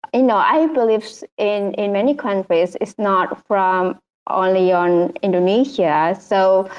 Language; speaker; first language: English; non-native, learner; Indonesian